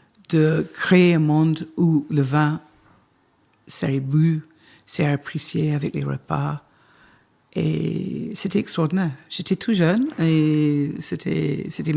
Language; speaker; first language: French; non-native, fluent; English